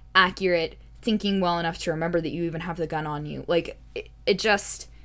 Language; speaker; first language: English; native; English